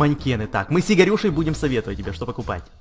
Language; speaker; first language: Russian; native; Russian